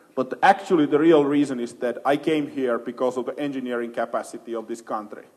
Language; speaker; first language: English; non-native, fluent; Finnish